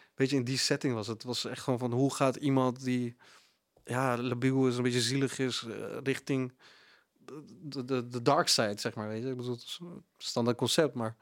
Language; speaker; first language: Dutch; early bilingual, other home language; Punjabi